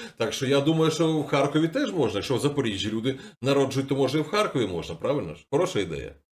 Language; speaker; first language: Ukrainian; native; Ukrainian